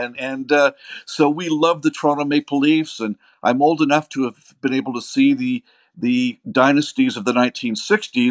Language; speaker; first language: English; native; English